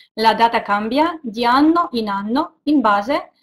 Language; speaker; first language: Italian; non-native, fluent; Russian